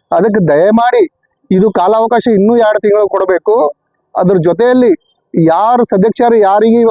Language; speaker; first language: Kannada; non-native, local second language; Lambadi